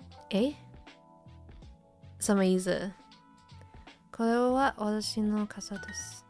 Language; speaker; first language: Japanese; non-native, learner; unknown